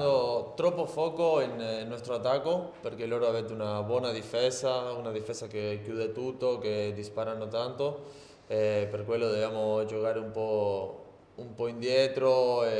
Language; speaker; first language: Italian; non-native, learner; Spanish